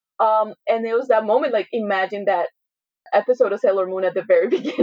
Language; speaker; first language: English; non-native, fluent; Spanish